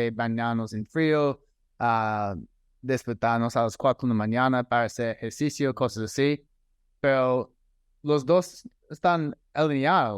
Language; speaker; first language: Spanish; non-native, fluent; English